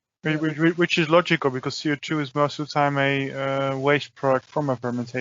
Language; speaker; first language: English; non-native, fluent; Dutch